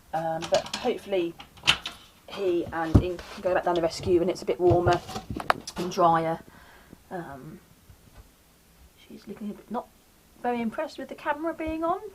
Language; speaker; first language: English; native; English